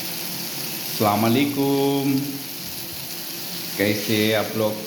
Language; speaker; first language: Hindi; non-native, learner; Bangla